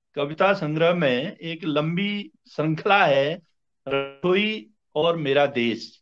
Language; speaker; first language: Hindi; native; Hindi